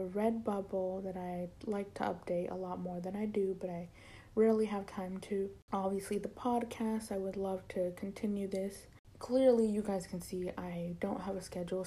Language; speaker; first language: English; early bilingual, other home language; Spanish